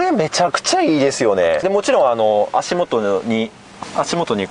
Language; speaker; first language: Japanese; native; Japanese